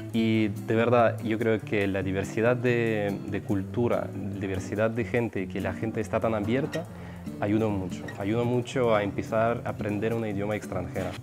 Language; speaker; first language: Spanish; non-native, fluent; Russian